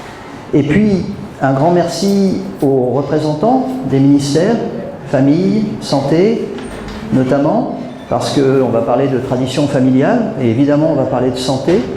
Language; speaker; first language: French; native; French